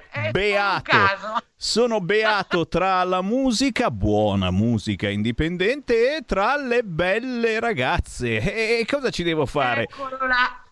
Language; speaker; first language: Italian; native; Italian